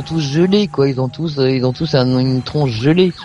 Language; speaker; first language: French; native; French